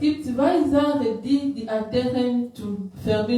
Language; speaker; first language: German; non-native, learner; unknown